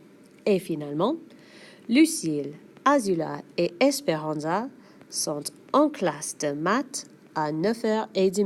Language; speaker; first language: French; non-native, fluent; English